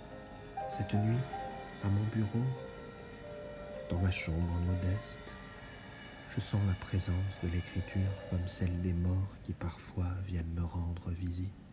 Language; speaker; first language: French; native; French